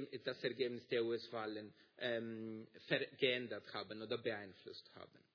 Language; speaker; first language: German; non-native, fluent; Greek